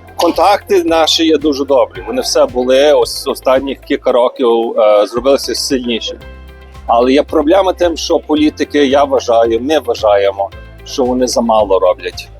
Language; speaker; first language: Ukrainian; early bilingual, heritage; Ukrainian